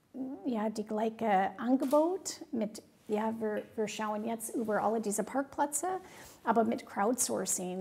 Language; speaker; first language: German; non-native, fluent; English